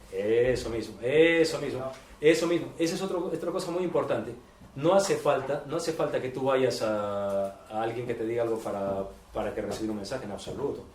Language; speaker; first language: Spanish; native; Spanish